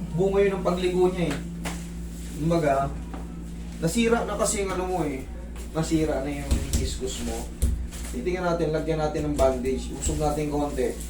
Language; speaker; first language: Filipino; non-native, local second language; Iloko